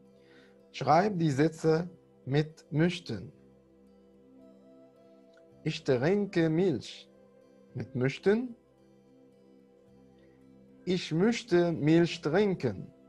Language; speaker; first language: German; non-native, fluent; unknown